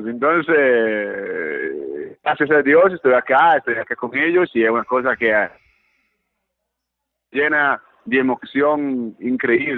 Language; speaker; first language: Spanish; early bilingual, heritage; Italian